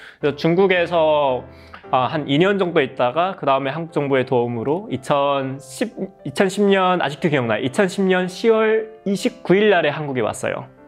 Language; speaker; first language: Korean; native; Korean